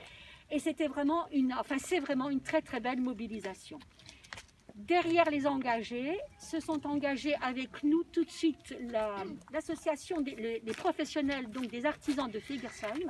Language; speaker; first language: French; native; French